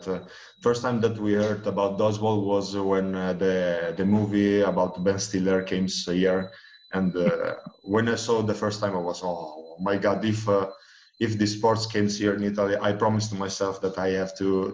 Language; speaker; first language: English; non-native, fluent; Italian